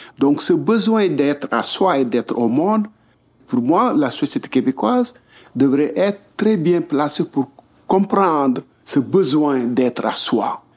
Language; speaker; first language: French; non-native, local second language; Wolof